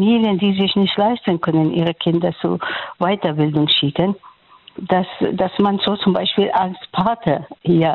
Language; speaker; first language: German; non-native, fluent; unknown